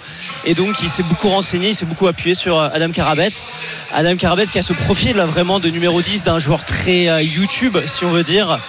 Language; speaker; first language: French; native; French